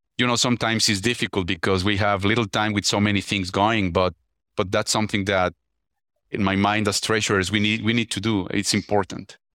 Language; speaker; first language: English; non-native, fluent; Spanish